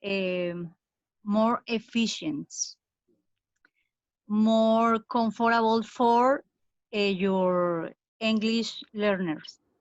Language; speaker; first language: English; non-native, fluent; Spanish